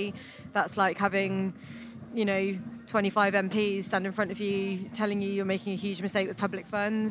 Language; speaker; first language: English; native; English